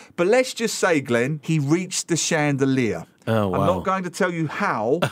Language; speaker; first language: English; native; English